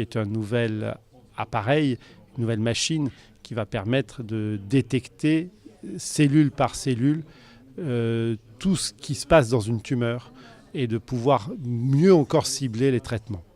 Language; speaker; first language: French; native; French